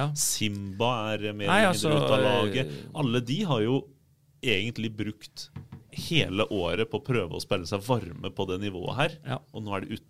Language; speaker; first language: Norwegian; native; Norwegian